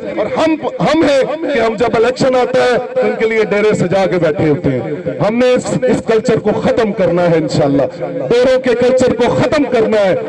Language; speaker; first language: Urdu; non-native, local second language; Punjabi